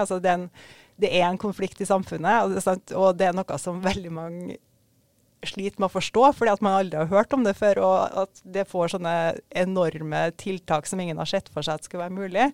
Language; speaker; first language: Norwegian; native; Norwegian